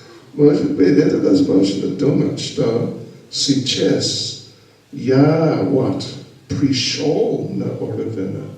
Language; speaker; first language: Russian; non-native, learner; English